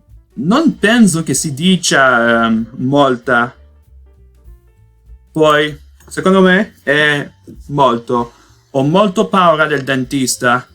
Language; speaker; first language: Italian; non-native, learner; Portuguese